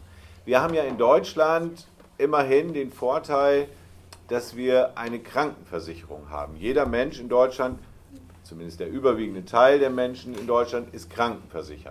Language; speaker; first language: German; native; German